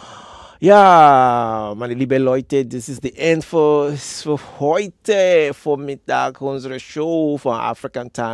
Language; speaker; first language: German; non-native, learner; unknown